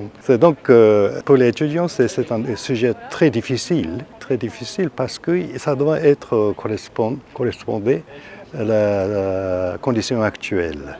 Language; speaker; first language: French; non-native, fluent; Japanese